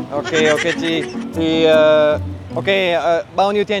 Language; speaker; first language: Vietnamese; non-native, learner; French